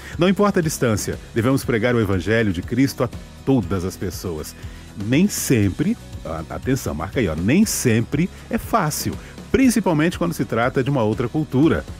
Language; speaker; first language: Portuguese; native; Portuguese